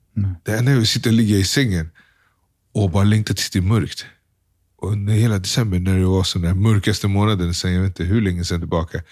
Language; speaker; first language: Swedish; early bilingual, other home language; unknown